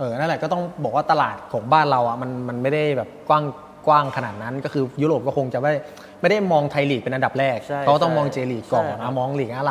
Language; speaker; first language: Thai; native; Thai